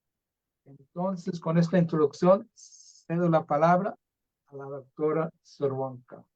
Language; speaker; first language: Spanish; non-native, fluent; English